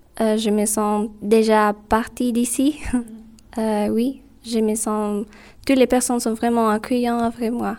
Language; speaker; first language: French; non-native, learner; Spanish